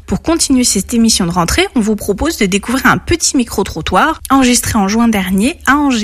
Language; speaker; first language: French; native; French